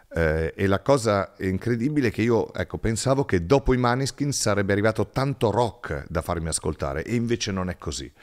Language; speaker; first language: Italian; native; Italian